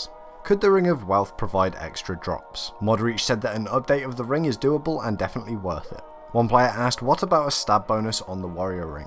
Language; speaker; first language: English; native; English